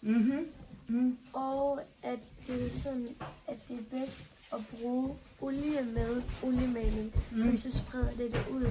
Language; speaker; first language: Danish; native; Danish